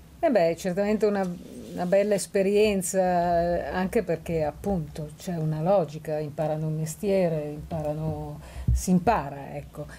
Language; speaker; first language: Italian; native; Italian